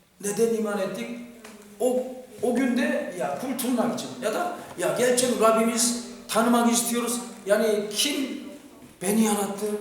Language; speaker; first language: Turkish; non-native, fluent; Korean